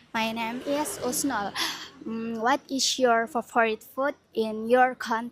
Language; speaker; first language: English; non-native, learner; Indonesian